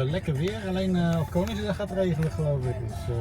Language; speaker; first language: Dutch; native; Dutch